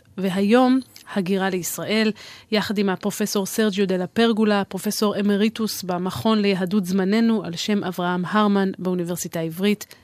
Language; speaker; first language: Hebrew; native; Hebrew